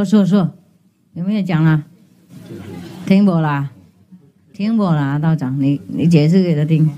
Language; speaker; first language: Chinese; non-native, fluent; Vietnamese